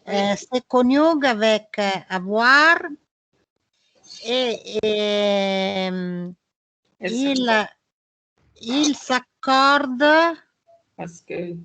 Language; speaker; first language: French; non-native, learner; Italian